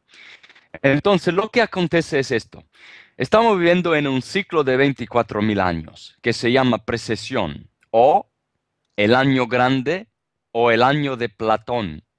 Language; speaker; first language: Spanish; non-native, fluent; Italian